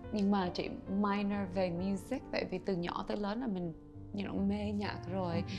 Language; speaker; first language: Vietnamese; early bilingual, heritage; Vietnamese